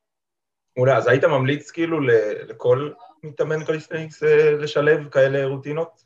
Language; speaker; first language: Hebrew; native; Hebrew